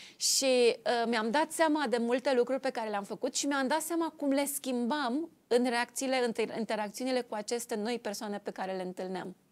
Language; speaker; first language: Romanian; native; Romanian